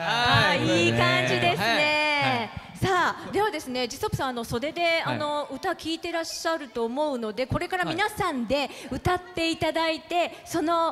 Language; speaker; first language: Japanese; native; Japanese